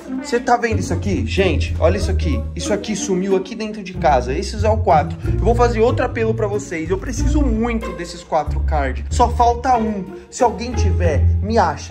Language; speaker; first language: Portuguese; native; Portuguese